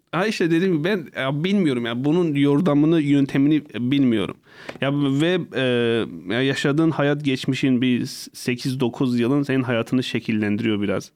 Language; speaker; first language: Turkish; non-native, local second language; Kurdish